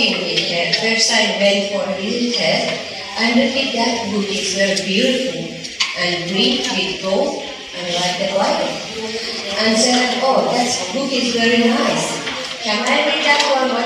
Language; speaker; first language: English; non-native, learner; Persian